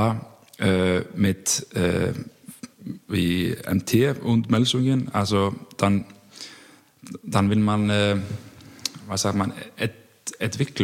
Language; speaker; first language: German; non-native, learner; Icelandic